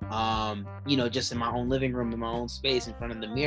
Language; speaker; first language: English; native; English